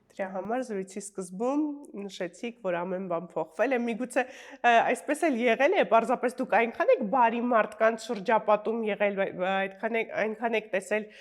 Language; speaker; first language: Armenian; native; Armenian